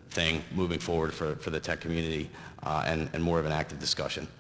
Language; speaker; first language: English; native; English